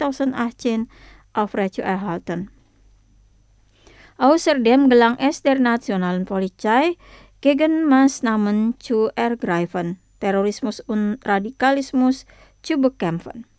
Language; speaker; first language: German; non-native, fluent; Indonesian